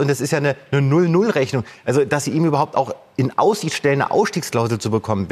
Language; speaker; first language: German; native; German